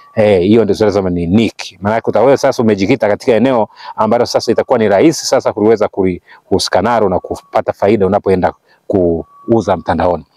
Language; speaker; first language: Swahili; native; Swahili